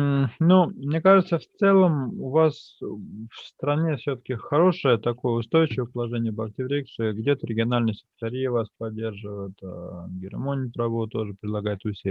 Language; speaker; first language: Russian; native; Russian